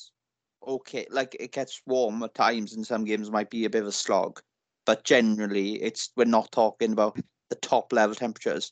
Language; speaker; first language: English; native; English